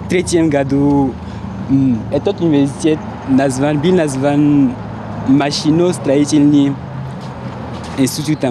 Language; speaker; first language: Russian; non-native, learner; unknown